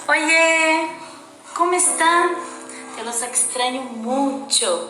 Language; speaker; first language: Spanish; non-native, learner; Portuguese